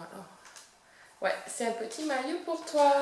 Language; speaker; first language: French; native; French